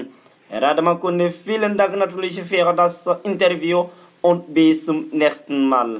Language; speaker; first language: German; non-native, learner; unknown